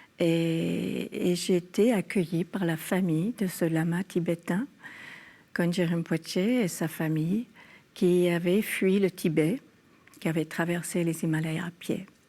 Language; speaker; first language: French; early bilingual, other home language; English